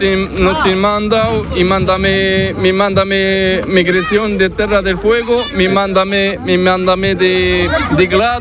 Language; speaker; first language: Spanish; non-native, learner; Arabic